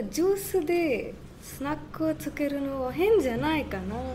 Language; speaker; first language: Japanese; non-native, learner; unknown